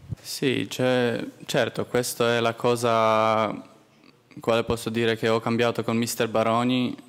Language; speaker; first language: Italian; non-native, learner; Polish